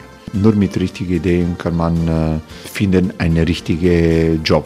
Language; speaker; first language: German; non-native, learner; Croatian